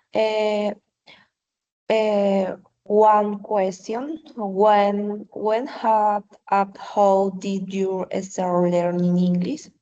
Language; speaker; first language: English; non-native, learner; Spanish